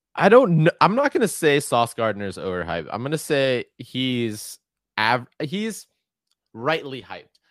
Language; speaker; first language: English; native; English